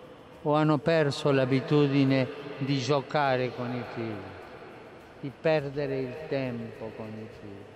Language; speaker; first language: Italian; non-native, fluent; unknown